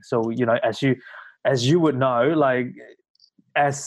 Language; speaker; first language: English; non-native, local second language; Cantonese